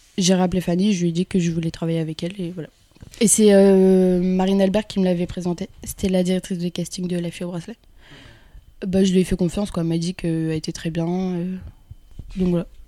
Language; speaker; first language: French; early bilingual, other home language; Kabyle